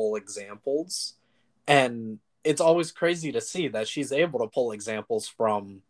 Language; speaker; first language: English; early bilingual, other home language; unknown